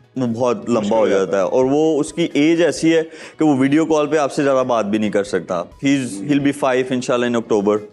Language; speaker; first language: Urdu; non-native, local second language; Punjabi